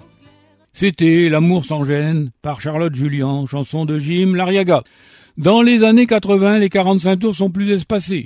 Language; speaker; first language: French; native; French